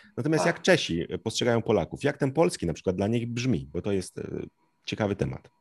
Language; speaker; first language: Polish; native; Polish